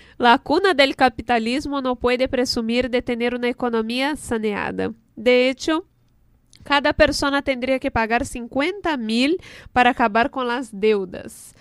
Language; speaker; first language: Spanish; non-native, fluent; Portuguese